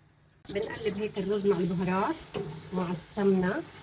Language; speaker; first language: Arabic; native; Arabic